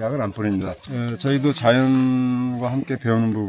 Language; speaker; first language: Korean; early bilingual, heritage; Korean